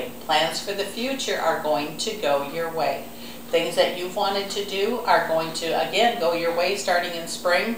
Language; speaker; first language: English; native; English